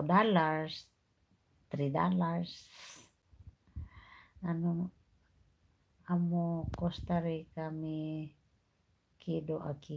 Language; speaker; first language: Spanish; non-native, learner; Filipino